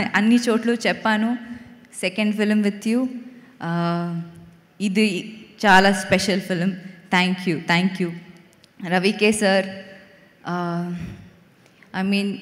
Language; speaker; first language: Telugu; non-native, fluent; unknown